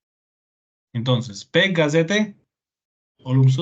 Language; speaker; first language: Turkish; non-native, learner; Spanish